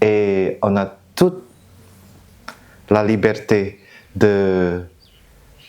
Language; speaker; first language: French; non-native, fluent; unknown